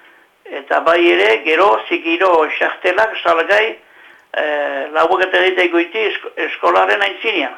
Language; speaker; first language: Basque; native; Basque